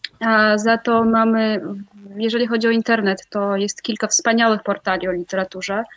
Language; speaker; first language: Polish; non-native, fluent; Russian